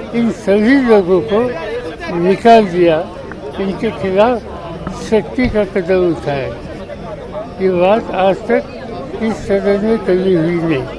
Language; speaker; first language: Hindi; native; Hindi